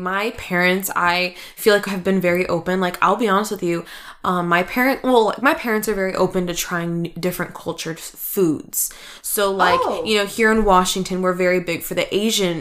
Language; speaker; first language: English; early bilingual, other home language; Russian